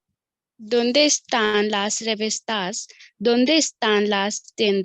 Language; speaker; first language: Spanish; non-native, learner; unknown